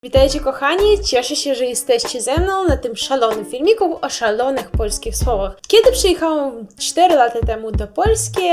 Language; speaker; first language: Polish; non-native, learner; Russian